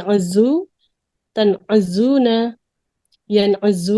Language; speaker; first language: Arabic; non-native, learner; Indonesian